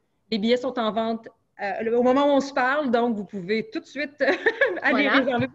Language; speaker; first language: French; native; French